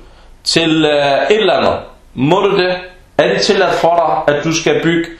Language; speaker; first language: Danish; non-native, fluent; Arabic